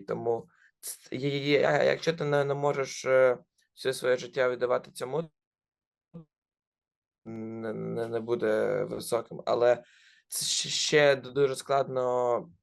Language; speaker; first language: Ukrainian; non-native, local second language; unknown